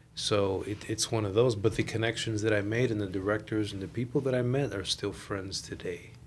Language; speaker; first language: English; native; English